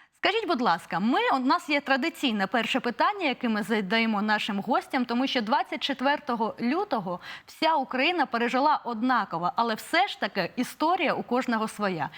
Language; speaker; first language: Ukrainian; native; Ukrainian